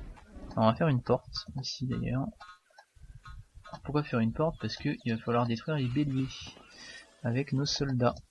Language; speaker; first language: French; native; French